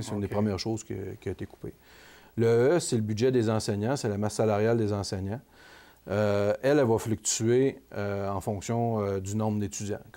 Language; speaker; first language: French; native; French